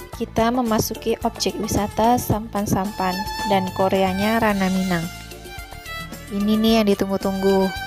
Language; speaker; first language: Indonesian; native; Indonesian